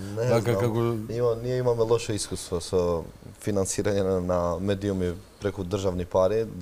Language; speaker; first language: Macedonian; non-native, local second language; Albanian